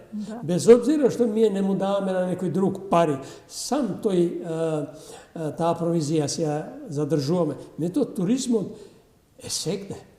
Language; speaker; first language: Macedonian; non-native, local second language; Albanian